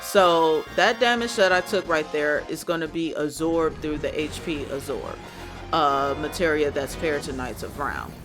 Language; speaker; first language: English; native; English